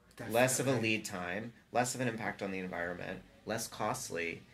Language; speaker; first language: English; native; English